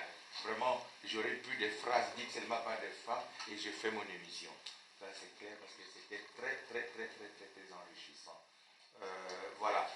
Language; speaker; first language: French; non-native, local second language; Lingala